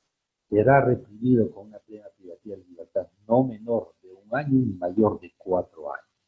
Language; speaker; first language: Spanish; native; Spanish